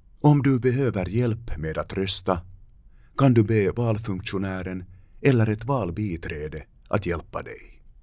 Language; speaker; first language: Swedish; native; Swedish